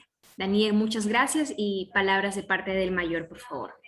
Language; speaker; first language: Spanish; native; Spanish